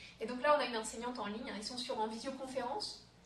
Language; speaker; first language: French; native; French